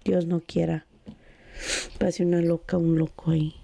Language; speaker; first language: Spanish; early bilingual, heritage; Spanish